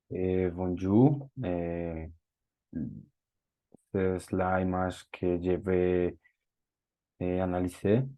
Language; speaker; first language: French; non-native, learner; Spanish